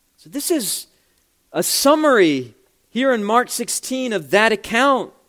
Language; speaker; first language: English; native; English